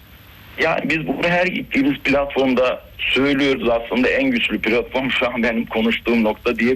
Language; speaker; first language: Turkish; native; Turkish